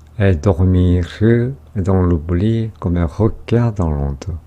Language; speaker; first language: French; non-native, fluent; Korean